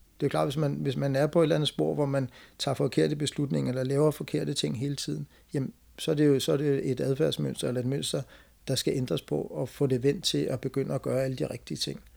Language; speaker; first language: Danish; native; Danish